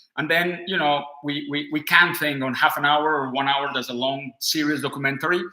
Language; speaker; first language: English; non-native, fluent; Spanish